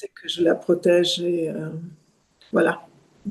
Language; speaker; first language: French; non-native, fluent; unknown